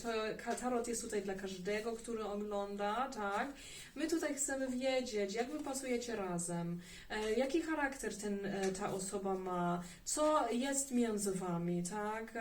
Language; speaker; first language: Polish; early bilingual, heritage; German